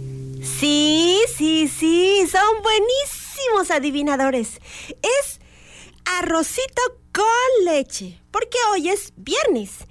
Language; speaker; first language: Spanish; native; Spanish